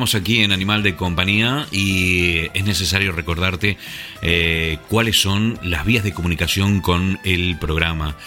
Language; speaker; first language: Spanish; native; Spanish